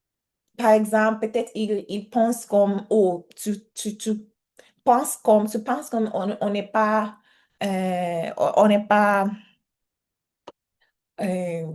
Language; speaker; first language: French; non-native, learner; English